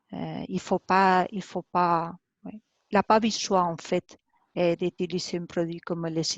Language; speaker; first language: French; non-native, learner; Spanish